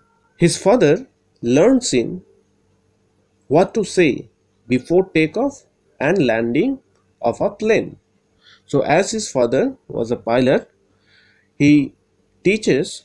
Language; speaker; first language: English; non-native, local second language; Bangla